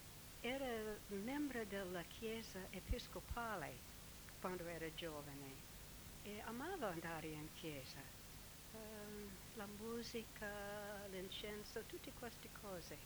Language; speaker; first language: Italian; non-native, fluent; English